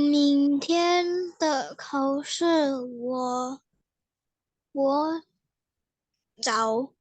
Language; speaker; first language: Chinese; non-native, learner; Indonesian